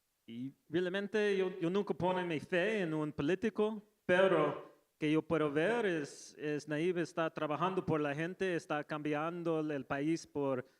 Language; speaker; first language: Spanish; non-native, learner; English